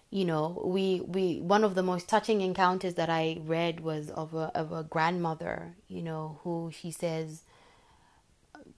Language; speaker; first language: English; non-native, local second language; Shona